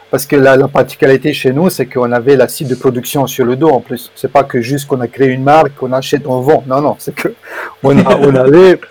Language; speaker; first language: French; non-native, fluent; Romanian